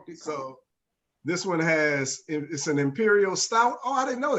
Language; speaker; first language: English; native; English